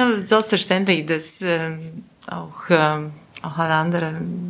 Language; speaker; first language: German; non-native, learner; Latvian